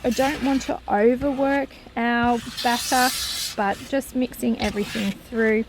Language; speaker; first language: English; native; English